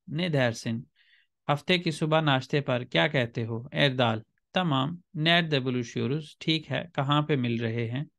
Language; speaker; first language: Urdu; native; Urdu